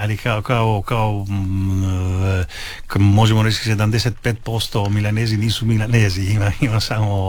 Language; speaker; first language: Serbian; non-native, learner; Italian